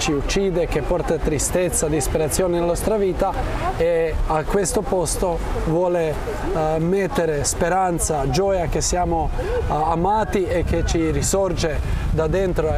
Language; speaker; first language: Italian; non-native, fluent; Croatian